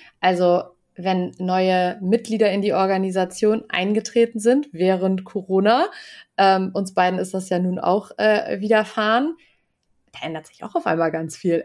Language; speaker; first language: German; native; German